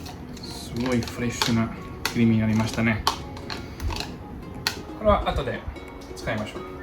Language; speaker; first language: Japanese; non-native, fluent; Italian